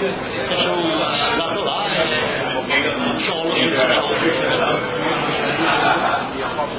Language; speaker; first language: Italian; non-native, local second language; Friulian